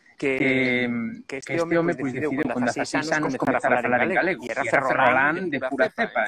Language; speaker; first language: Galician; non-native, local second language; Spanish